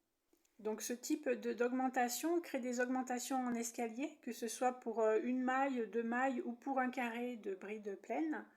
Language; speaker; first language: French; native; French